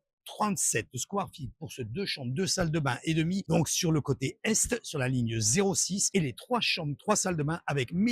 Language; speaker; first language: French; native; French